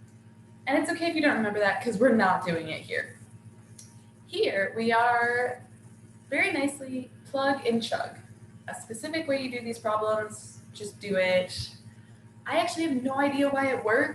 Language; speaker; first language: English; native; English